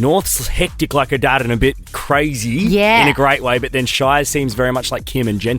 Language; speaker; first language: English; native; English